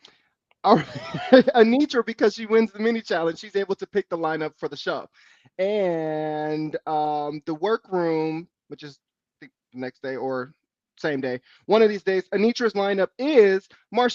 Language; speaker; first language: English; native; English